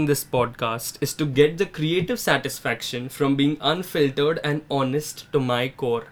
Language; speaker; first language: English; non-native, local second language; Hindi